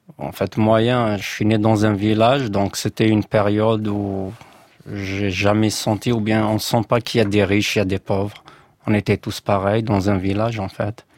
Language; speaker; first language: French; non-native, local second language; Kabyle